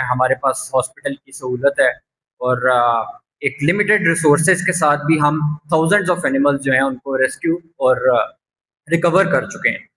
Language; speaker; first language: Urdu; non-native, local second language; Punjabi